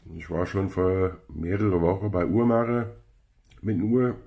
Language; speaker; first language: German; non-native, fluent; English